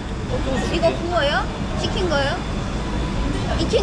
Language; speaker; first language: Korean; non-native, fluent; Armenian